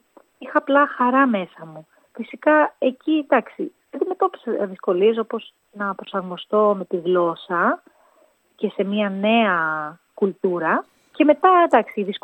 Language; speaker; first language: Greek; native; Greek